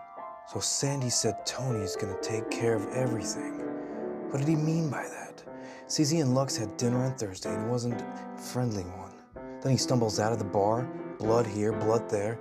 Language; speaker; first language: English; native; English